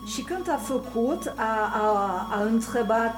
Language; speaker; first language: Romanian; non-native, learner; French